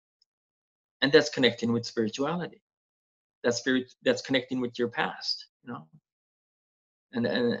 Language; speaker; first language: English; non-native, fluent; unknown